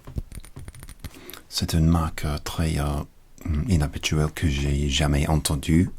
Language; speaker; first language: French; non-native, learner; English